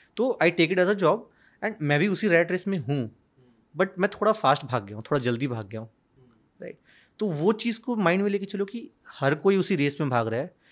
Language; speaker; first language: Hindi; native; Hindi